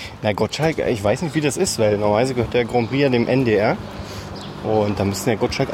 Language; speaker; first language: German; native; German